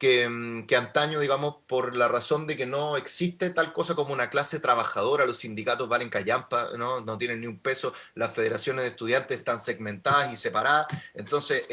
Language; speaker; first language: Spanish; native; Spanish